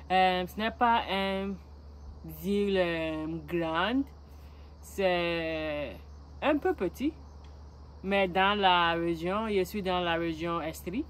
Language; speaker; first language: French; non-native, learner; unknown